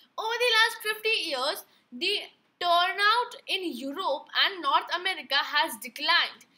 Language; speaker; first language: Hindi; native; Hindi